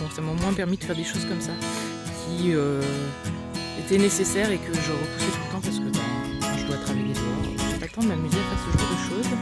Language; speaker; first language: French; native; French